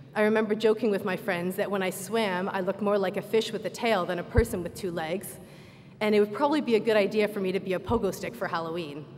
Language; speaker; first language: English; native; English